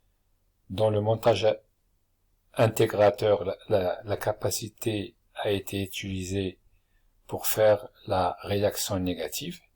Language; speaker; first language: French; non-native, local second language; Arabic